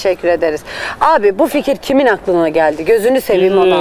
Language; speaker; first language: Turkish; native; Turkish